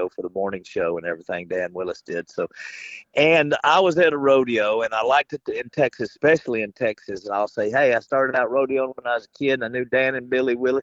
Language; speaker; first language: English; native; English